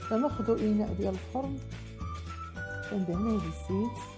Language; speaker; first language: Arabic; native; Arabic